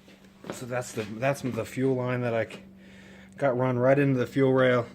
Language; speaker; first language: English; native; English